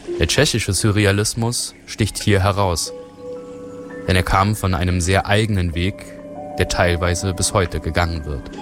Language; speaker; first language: German; native; German